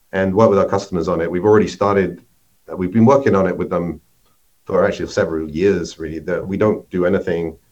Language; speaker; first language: English; native; English